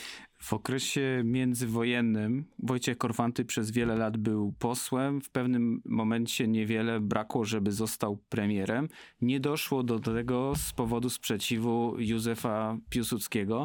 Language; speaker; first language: Polish; native; Polish